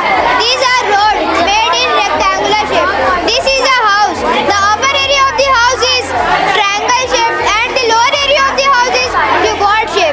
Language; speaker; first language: English; non-native, learner; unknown